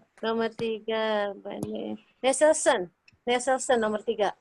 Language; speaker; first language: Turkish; non-native, learner; Indonesian